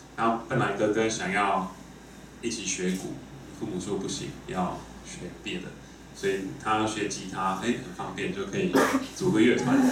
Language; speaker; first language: Chinese; non-native, fluent; English